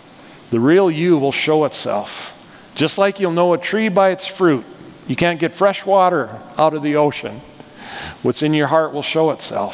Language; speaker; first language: English; native; English